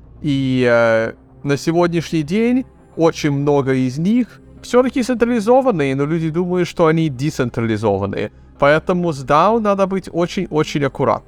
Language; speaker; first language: Russian; early bilingual, heritage; Russian